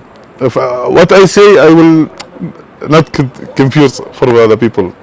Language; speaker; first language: English; non-native, learner; Arabic